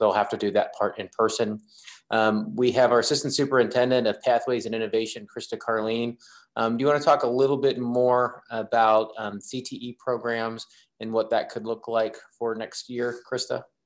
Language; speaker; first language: English; native; English